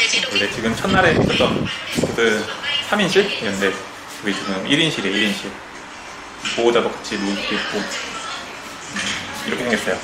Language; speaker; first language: Korean; native; Korean